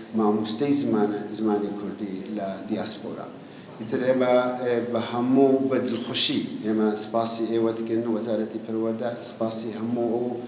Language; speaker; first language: Central Kurdish; non-native, local second language; Kurdish